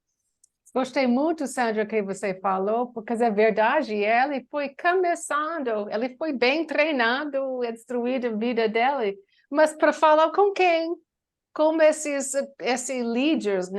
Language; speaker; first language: Portuguese; non-native, learner; English